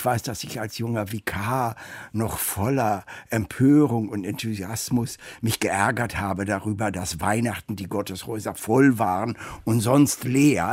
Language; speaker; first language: German; native; German